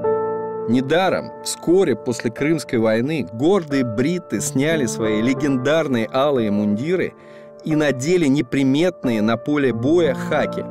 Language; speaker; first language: Russian; native; Russian